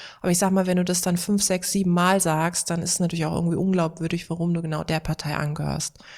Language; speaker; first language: German; early bilingual, other home language; Turkish